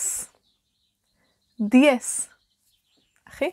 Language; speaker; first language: Welsh; native; Welsh